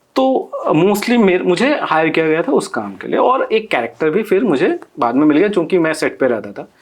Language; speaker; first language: Hindi; non-native, local second language; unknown